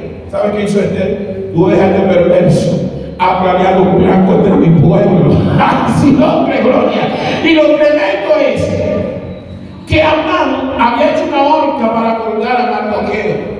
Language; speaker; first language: Spanish; native; Spanish